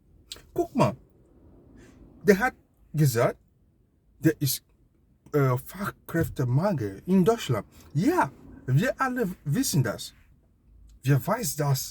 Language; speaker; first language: German; non-native, learner; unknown